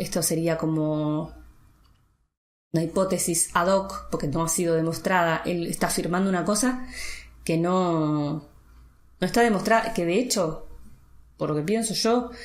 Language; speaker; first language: Spanish; native; Spanish